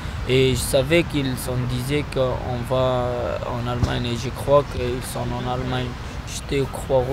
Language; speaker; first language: French; non-native, learner; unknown